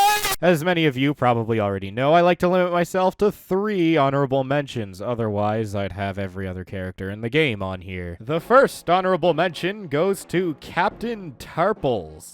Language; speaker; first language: English; native; English